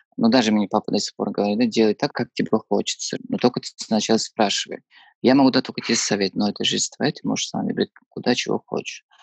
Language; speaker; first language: Russian; non-native, fluent; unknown